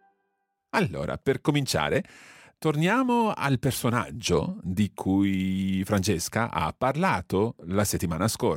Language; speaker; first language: Italian; non-native, fluent; English